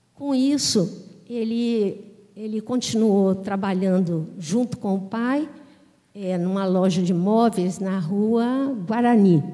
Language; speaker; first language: Portuguese; native; Portuguese